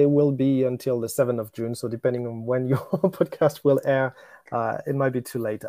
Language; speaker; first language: English; non-native, fluent; French